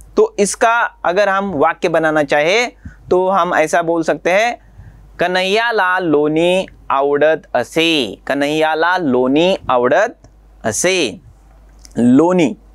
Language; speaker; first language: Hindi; non-native, local second language; Marathi